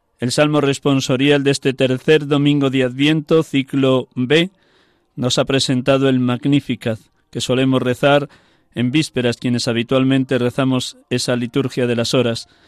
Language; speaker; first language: Spanish; native; Spanish